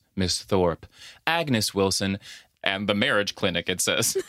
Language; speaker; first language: English; native; English